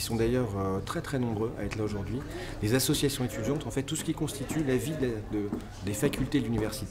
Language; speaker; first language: French; native; French